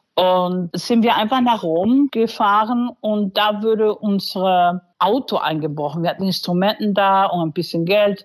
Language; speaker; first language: German; early bilingual, other home language; Spanish